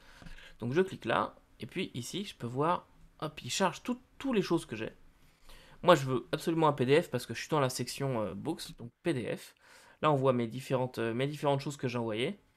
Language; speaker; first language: French; native; French